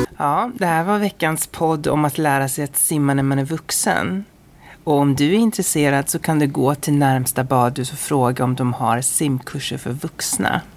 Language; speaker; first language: Swedish; native; Swedish